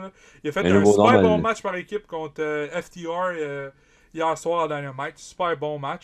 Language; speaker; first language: French; native; French